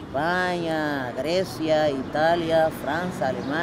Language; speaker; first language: Spanish; non-native, fluent; Kabuverdianu